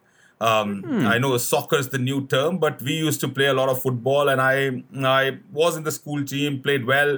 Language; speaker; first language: English; non-native, local second language; Hindi